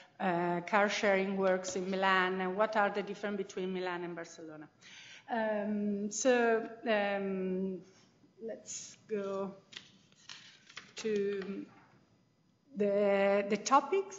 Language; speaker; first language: English; non-native, fluent; Italian